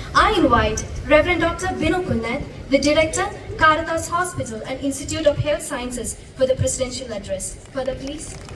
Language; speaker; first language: English; non-native, local second language; Malayalam